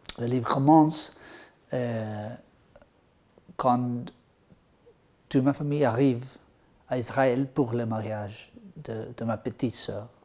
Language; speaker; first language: French; non-native, learner; Spanish